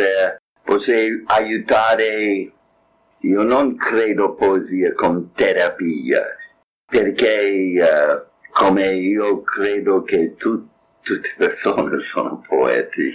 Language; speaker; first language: Italian; non-native, fluent; English